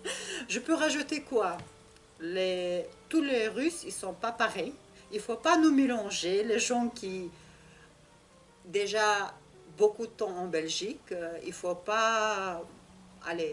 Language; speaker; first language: French; non-native, learner; Russian